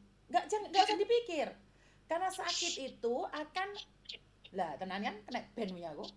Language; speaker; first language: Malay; non-native, local second language; Javanese